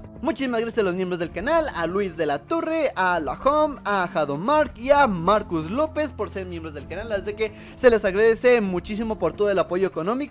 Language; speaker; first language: Spanish; native; Spanish